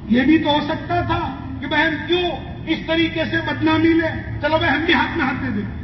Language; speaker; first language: Urdu; non-native, local second language; Gujarati